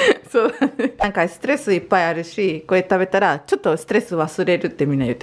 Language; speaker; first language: Japanese; non-native, fluent; Spanish